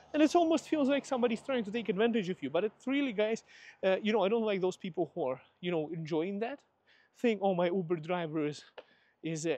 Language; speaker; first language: English; non-native, fluent; Russian